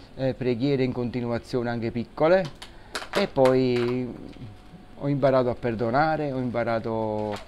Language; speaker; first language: Italian; native; Italian